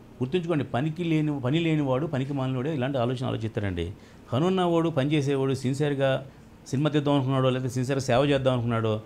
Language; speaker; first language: Telugu; native; Telugu